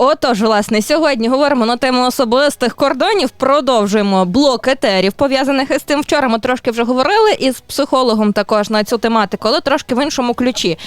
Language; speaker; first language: Ukrainian; native; Ukrainian